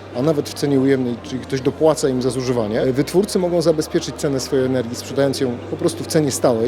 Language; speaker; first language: Polish; native; Polish